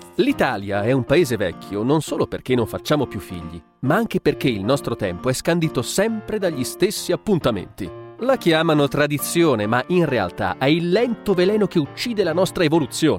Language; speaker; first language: Italian; native; Italian